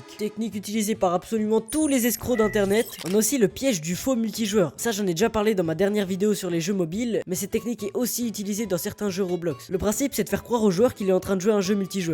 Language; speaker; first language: French; native; French